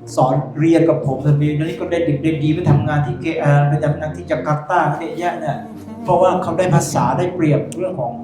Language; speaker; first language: Thai; non-native, local second language; Pattani Malay